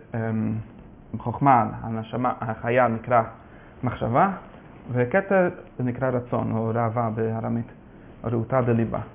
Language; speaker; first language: Hebrew; non-native, fluent; Yiddish